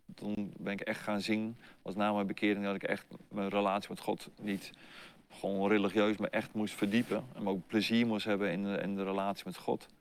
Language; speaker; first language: Dutch; native; Dutch